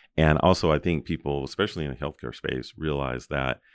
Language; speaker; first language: English; native; English